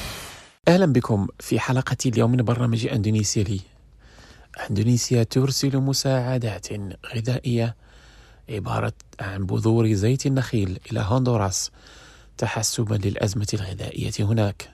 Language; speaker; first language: Arabic; non-native, fluent; Indonesian